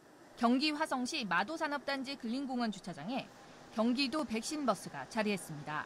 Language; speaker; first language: Korean; native; Korean